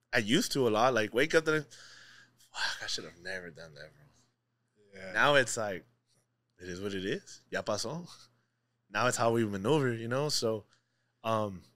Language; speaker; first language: English; native; English